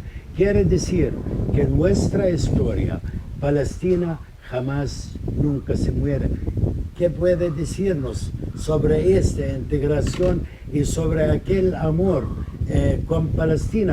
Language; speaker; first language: Spanish; non-native, fluent; Arabic